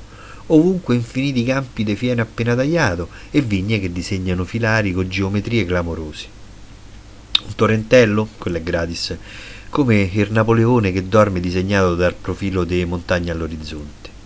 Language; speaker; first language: Italian; native; Italian